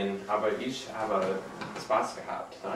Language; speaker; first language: German; non-native, learner; English